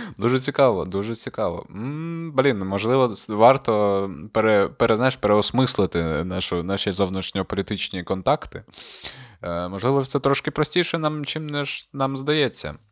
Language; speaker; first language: Ukrainian; non-native, local second language; Russian